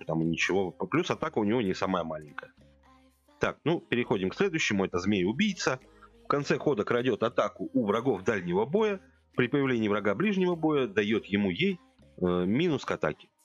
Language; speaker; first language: Russian; native; Russian